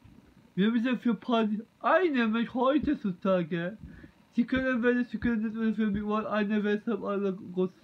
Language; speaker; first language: German; non-native, learner; Turkish